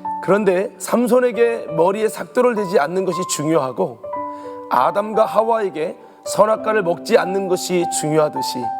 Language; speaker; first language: Korean; native; Korean